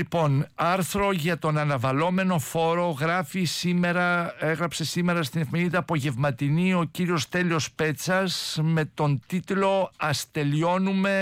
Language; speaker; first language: Greek; native; Greek